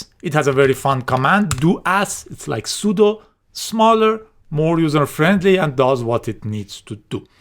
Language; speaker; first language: English; non-native, fluent; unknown